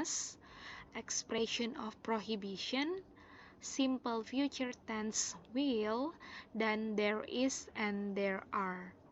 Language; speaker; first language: English; non-native, fluent; Indonesian